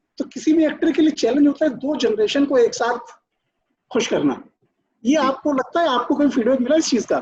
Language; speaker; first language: Hindi; native; Hindi